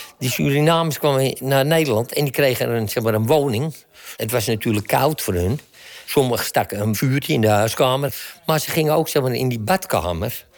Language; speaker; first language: Dutch; native; Dutch